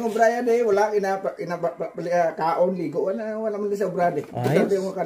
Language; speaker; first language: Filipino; non-native, local second language; Cebuano